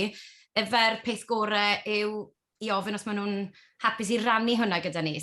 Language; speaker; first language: Welsh; native; Welsh